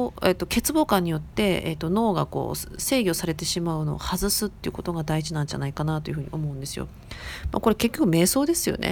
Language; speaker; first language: Japanese; native; Japanese